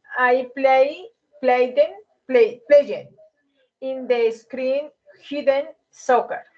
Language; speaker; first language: English; non-native, learner; Spanish